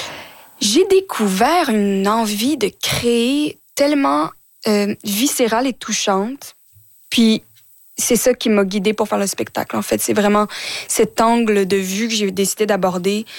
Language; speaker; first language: French; native; French